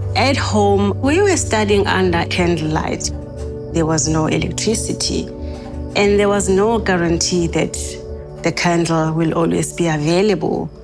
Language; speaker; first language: English; non-native, local second language; Zulu